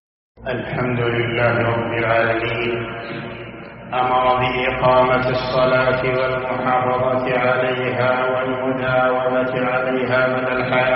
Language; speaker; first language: Arabic; native; Arabic